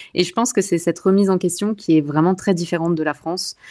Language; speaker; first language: French; native; French